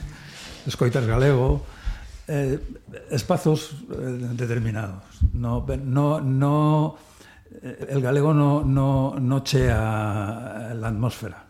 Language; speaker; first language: Galician; non-native, learner; Spanish